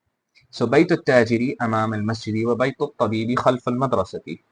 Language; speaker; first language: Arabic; non-native, fluent; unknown